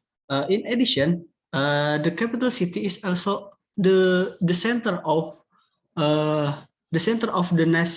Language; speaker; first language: English; non-native, learner; Indonesian